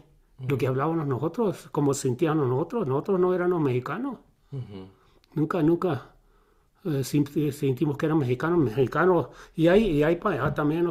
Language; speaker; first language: Spanish; early bilingual, heritage; Spanish